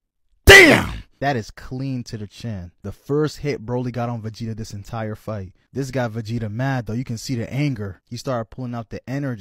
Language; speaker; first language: English; native; English